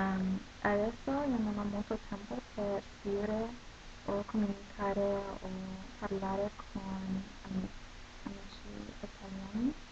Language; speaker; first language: Italian; non-native, learner; English